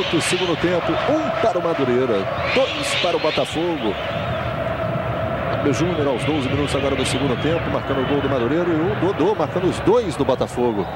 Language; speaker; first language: Portuguese; native; Portuguese